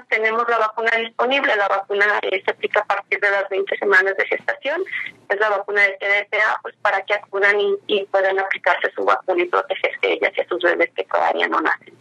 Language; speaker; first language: Spanish; native; Spanish